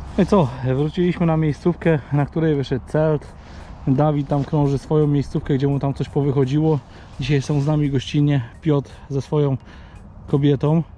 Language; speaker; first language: Polish; native; Polish